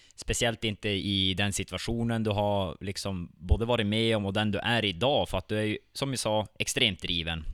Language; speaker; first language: Swedish; native; Swedish